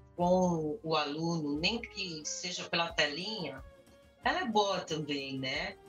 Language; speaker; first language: Portuguese; native; Portuguese